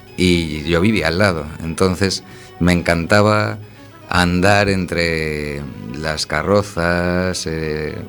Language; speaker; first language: Spanish; native; Spanish